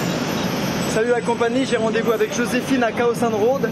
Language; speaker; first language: French; native; French